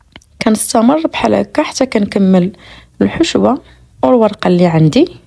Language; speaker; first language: Arabic; native; Arabic